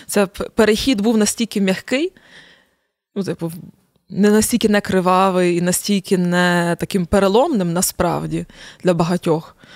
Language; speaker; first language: Ukrainian; native; Ukrainian